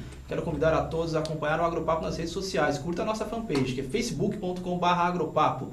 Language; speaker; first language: Portuguese; native; Portuguese